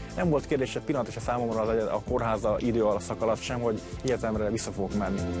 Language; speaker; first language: Hungarian; native; Hungarian